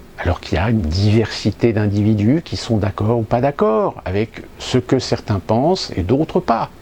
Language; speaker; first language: French; native; French